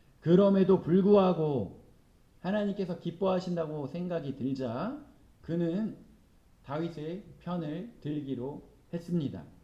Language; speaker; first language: Korean; native; Korean